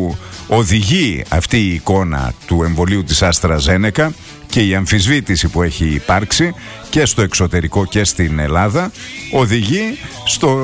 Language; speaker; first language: Greek; native; Greek